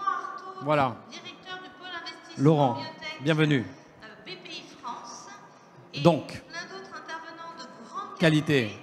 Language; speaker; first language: French; native; French